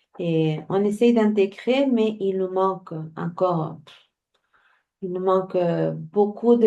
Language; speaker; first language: French; non-native, fluent; Spanish